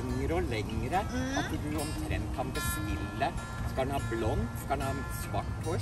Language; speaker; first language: Norwegian; native; Norwegian